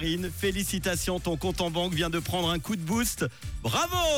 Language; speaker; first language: French; native; French